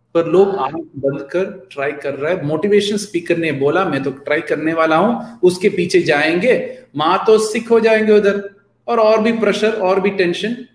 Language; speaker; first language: Hindi; non-native, local second language; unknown